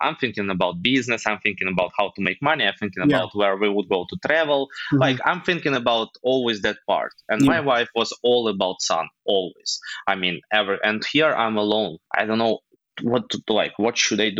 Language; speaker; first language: English; non-native, fluent; Ukrainian